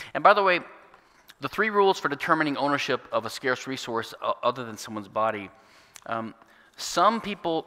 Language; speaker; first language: English; native; English